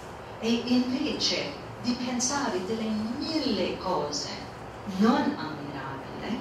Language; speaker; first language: Italian; non-native, fluent; English